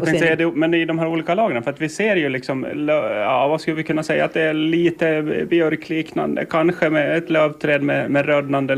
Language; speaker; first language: Swedish; native; Swedish